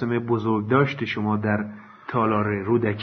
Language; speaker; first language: Persian; native; Persian